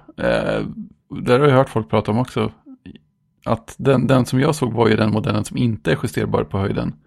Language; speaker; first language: Swedish; native; Swedish